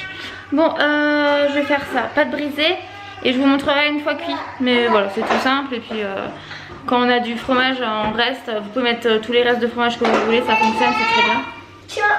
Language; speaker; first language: French; native; French